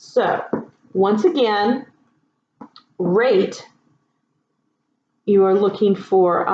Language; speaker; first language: English; native; English